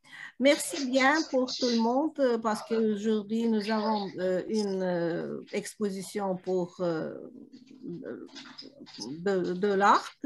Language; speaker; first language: French; non-native, learner; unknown